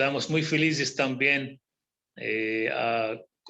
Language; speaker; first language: Spanish; non-native, fluent; Hebrew